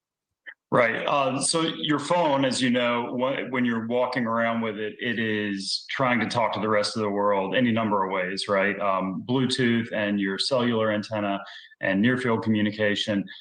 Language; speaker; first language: English; native; English